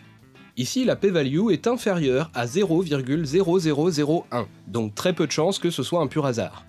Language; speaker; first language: French; native; French